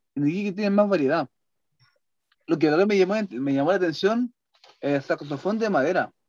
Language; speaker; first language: Spanish; native; Spanish